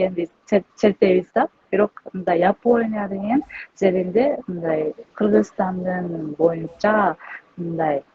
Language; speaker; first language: Kyrgyz; non-native, learner; Japanese